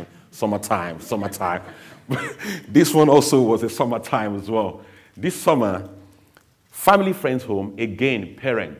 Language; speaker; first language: English; non-native, local second language; Yoruba